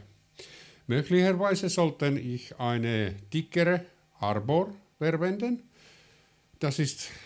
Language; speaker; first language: German; non-native, learner; Finnish